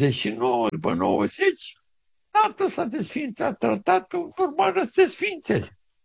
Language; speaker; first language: Romanian; native; Romanian